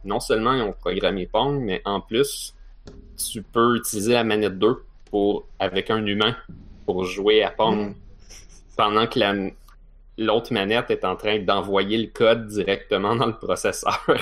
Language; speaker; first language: French; native; French